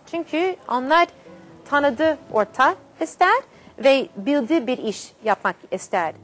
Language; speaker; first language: Turkish; non-native, fluent; English